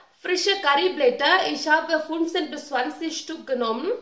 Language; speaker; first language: German; non-native, learner; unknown